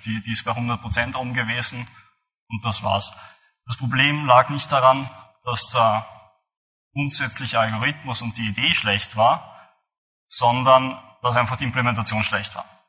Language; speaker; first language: German; native; German